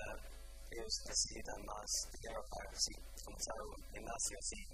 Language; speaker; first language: Spanish; non-native, fluent; English